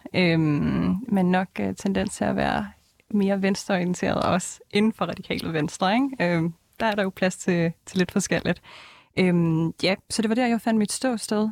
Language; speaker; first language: Danish; early bilingual, other home language; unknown